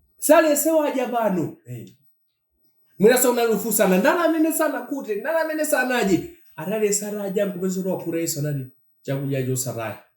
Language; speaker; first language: Nyanja; non-native, local second language; Tumbuka